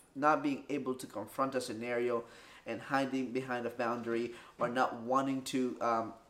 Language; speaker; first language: English; early bilingual, other home language; Spanish